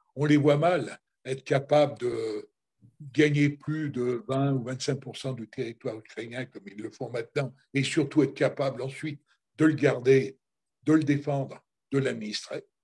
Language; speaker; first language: French; native; French